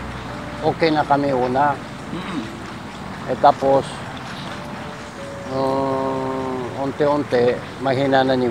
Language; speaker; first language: Filipino; non-native, learner; Japanese